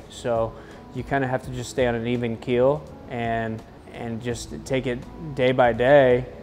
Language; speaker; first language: English; native; English